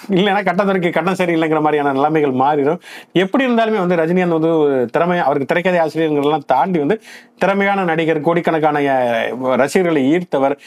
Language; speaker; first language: Tamil; native; Tamil